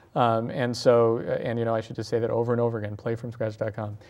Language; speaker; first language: English; native; English